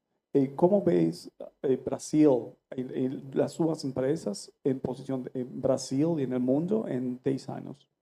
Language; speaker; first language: Portuguese; non-native, fluent; Spanish